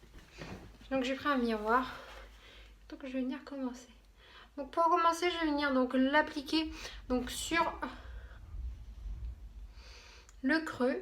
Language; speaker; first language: French; native; French